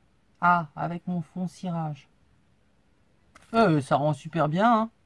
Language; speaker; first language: French; native; French